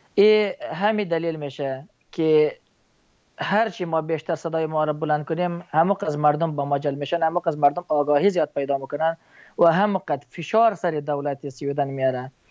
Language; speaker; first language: Persian; native; Persian